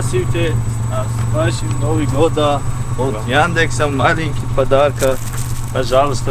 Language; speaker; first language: Russian; non-native, learner; Tajik